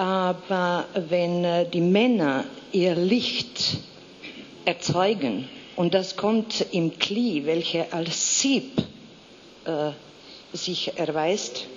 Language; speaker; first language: German; non-native, fluent; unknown